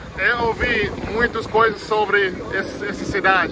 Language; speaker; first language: Portuguese; non-native, learner; English